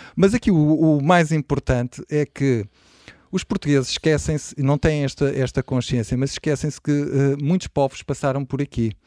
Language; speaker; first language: Portuguese; native; Portuguese